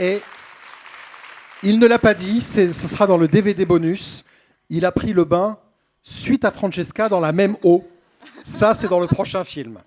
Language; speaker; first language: French; native; French